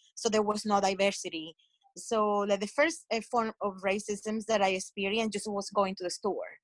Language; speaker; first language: English; non-native, fluent; Spanish